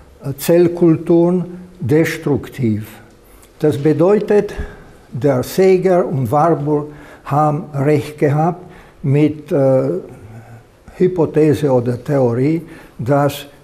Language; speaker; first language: German; non-native, fluent; Slovak